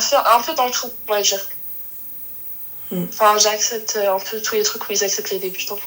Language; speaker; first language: French; native; French